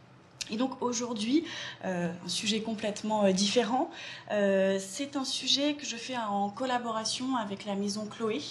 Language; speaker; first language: French; native; French